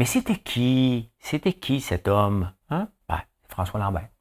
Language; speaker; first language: French; native; French